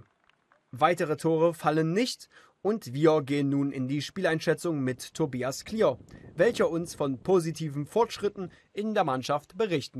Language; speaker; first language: German; native; German